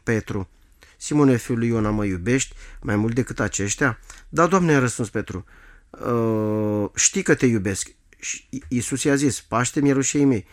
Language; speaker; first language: Romanian; native; Romanian